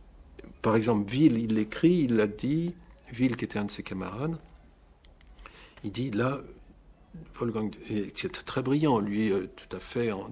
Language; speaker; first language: French; native; French